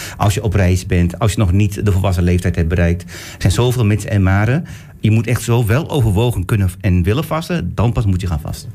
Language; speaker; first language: Dutch; early bilingual, other home language; Turkish